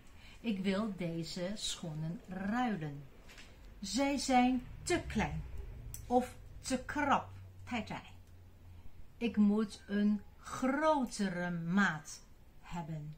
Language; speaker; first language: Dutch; non-native, fluent; Chinese